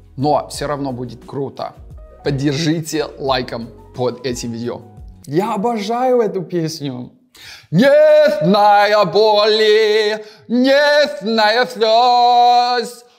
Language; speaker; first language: Russian; non-native, fluent; English